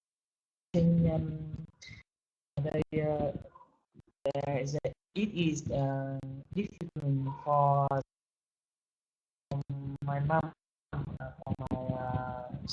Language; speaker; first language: English; non-native, learner; Vietnamese